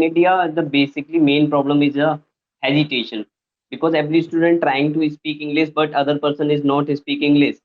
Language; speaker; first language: English; non-native, learner; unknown